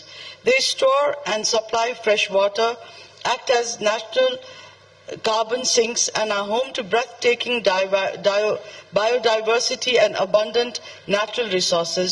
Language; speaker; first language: English; non-native, fluent; Nepali